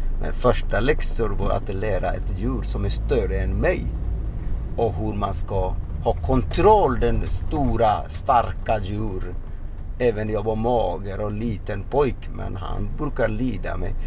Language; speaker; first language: Swedish; non-native, fluent; Odia